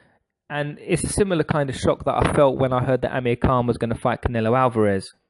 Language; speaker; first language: English; native; English